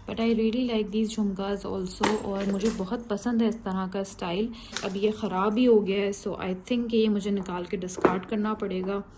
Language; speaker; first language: Urdu; native; Urdu